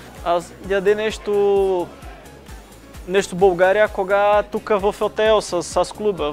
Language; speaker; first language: Bulgarian; non-native, learner; Portuguese